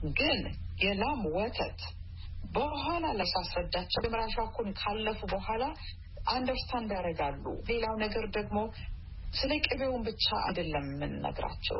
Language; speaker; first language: Amharic; native; Amharic